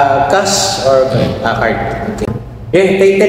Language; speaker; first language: English; non-native, local second language; Filipino